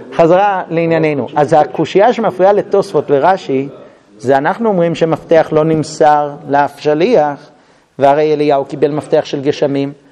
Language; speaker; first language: Hebrew; non-native, fluent; English